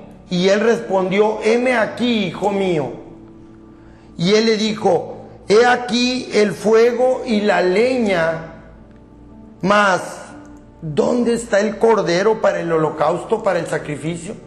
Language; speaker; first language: Spanish; native; Spanish